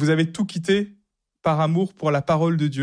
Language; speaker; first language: French; native; French